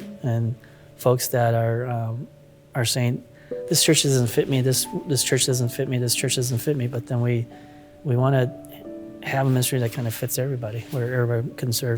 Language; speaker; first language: English; early bilingual, other home language; Hmong